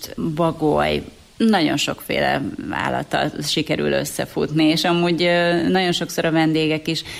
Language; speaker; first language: Hungarian; native; Hungarian